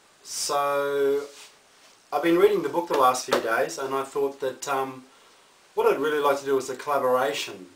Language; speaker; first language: English; native; English